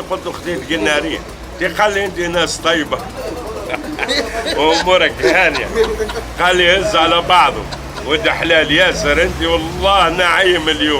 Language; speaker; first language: Arabic; native; Arabic